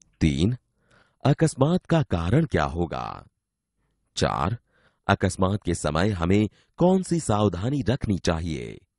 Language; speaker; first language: Hindi; non-native, local second language; Gujarati